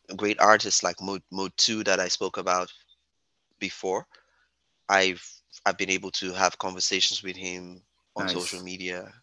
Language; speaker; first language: English; non-native, local second language; Yoruba